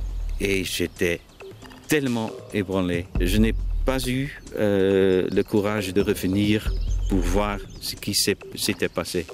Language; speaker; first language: French; non-native, fluent; Dutch